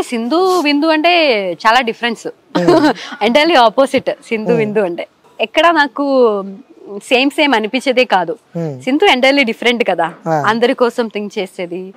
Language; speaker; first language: Telugu; non-native, fluent; Malayalam